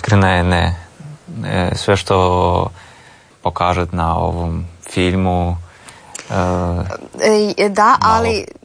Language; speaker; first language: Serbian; non-native, learner; Russian